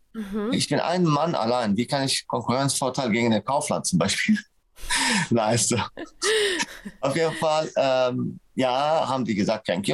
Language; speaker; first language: German; non-native, fluent; Arabic